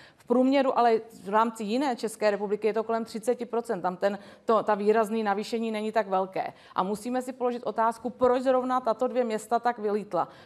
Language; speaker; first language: Czech; native; Czech